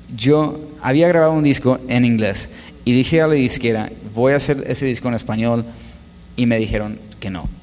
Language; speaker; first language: Spanish; non-native, fluent; English